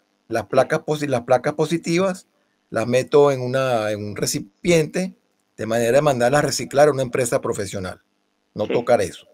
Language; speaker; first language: Spanish; native; Spanish